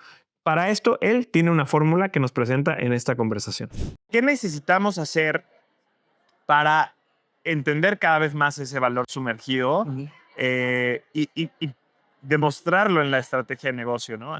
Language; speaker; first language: Spanish; native; Spanish